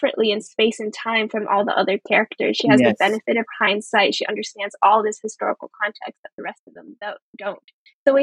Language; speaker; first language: English; early bilingual, other home language; Chinese